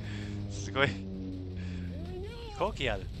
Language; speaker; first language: Japanese; non-native, learner; English